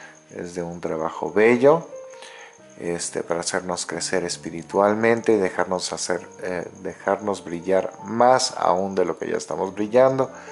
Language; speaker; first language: Spanish; native; Spanish